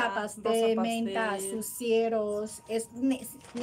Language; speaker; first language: Spanish; non-native, learner; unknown